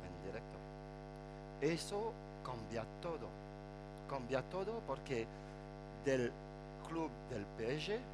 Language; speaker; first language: Spanish; non-native, fluent; French